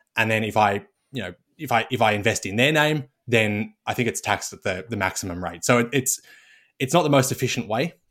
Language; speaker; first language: English; native; English